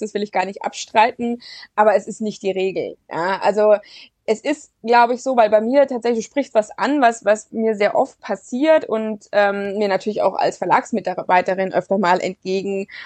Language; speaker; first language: German; native; German